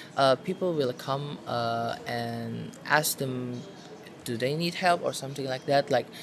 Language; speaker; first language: English; non-native, fluent; Indonesian